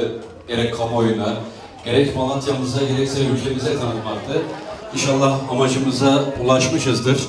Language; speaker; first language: Turkish; native; Turkish